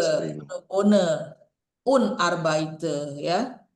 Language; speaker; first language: German; non-native, fluent; Indonesian